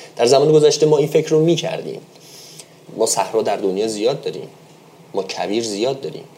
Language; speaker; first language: Persian; native; Persian